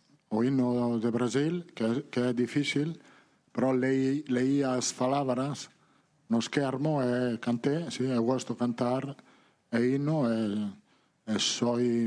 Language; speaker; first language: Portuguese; non-native, learner; Italian